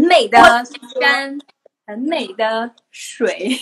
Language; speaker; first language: Chinese; non-native, learner; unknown